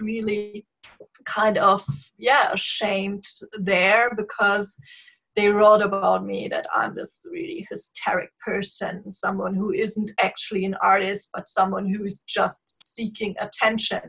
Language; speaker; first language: English; non-native, fluent; German